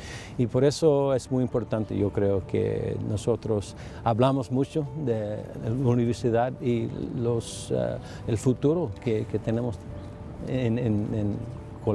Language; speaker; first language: Spanish; early bilingual, heritage; Spanish